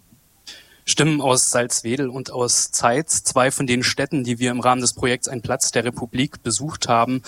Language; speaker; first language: German; native; German